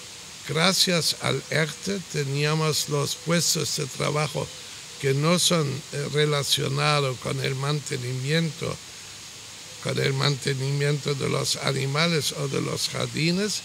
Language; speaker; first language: Spanish; non-native, fluent; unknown